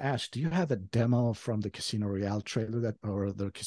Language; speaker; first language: English; non-native, fluent; Swedish